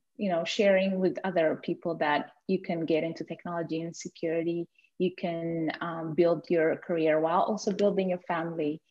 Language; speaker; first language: English; non-native, fluent; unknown